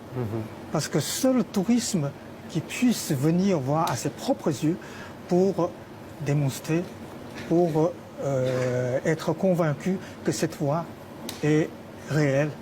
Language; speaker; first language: French; non-native, fluent; Chinese